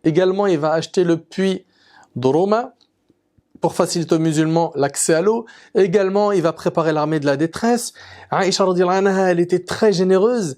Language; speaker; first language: French; native; French